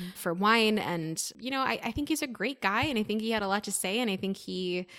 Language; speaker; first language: English; native; English